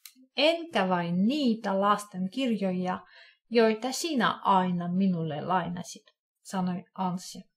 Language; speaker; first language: Finnish; non-native, fluent; Russian